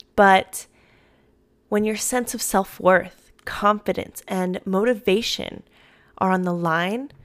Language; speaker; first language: English; early bilingual, other home language; Spanish